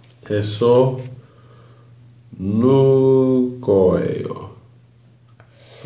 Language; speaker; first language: Korean; non-native, learner; English